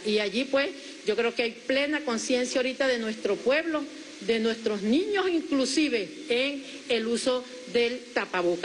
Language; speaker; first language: Spanish; native; Spanish